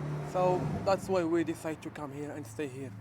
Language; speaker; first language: English; non-native, learner; Arabic